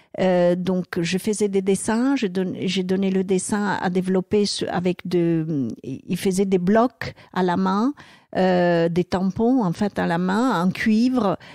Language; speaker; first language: French; non-native, fluent; Italian